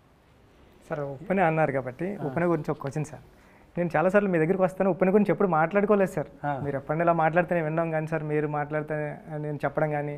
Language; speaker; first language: Telugu; native; Telugu